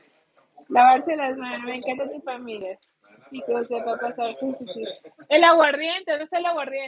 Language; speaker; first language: Spanish; native; Spanish